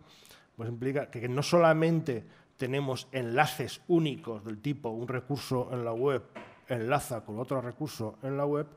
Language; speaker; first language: Spanish; native; Spanish